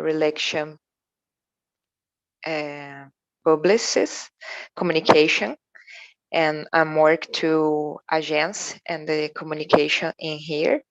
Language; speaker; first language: English; non-native, learner; Portuguese